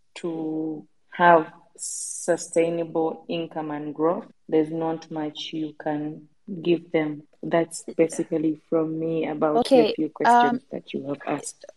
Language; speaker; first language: English; non-native, local second language; Ganda